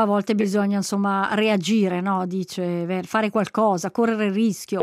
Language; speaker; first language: Italian; native; Italian